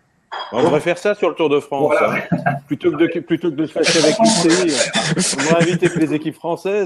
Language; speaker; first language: French; native; French